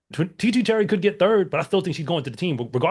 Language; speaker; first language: English; native; English